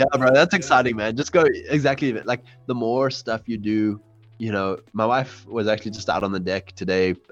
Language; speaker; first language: English; native; English